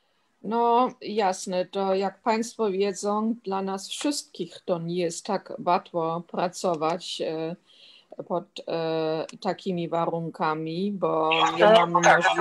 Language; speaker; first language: Polish; non-native, fluent; German